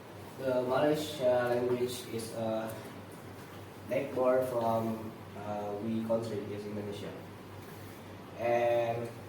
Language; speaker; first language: English; non-native, learner; Indonesian